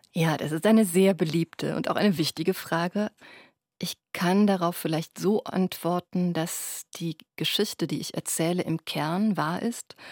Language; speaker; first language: German; native; German